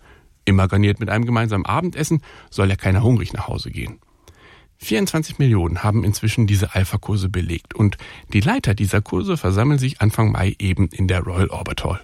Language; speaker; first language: German; native; German